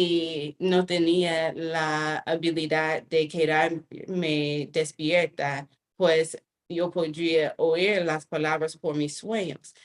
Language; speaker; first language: Spanish; non-native, fluent; English